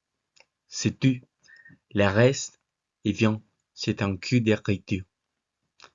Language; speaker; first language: French; non-native, learner; Spanish